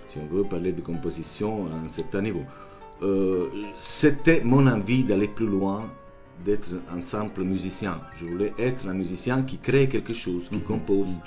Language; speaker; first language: French; non-native, fluent; Italian